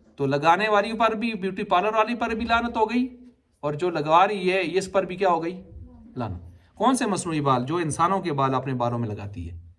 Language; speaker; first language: Urdu; non-native, local second language; Punjabi